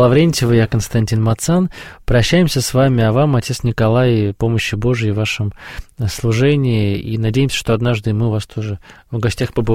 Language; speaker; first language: Russian; native; Russian